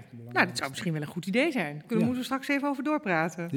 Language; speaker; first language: Dutch; native; Dutch